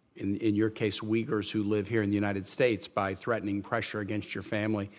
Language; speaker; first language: English; native; English